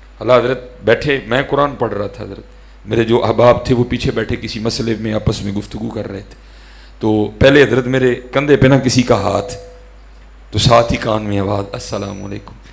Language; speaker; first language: Urdu; non-native, local second language; Punjabi